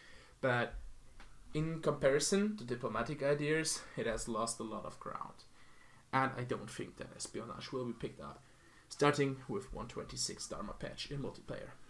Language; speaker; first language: English; non-native, fluent; German